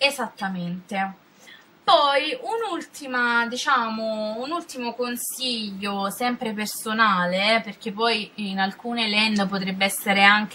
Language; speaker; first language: Italian; native; Italian